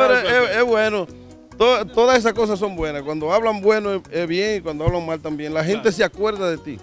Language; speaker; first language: Spanish; native; Spanish